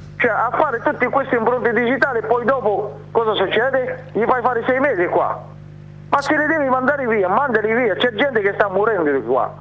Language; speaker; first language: Italian; non-native, fluent; Arabic